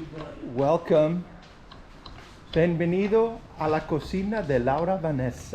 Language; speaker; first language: Spanish; non-native, learner; English